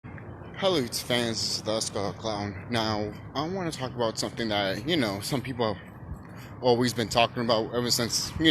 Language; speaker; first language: English; native; English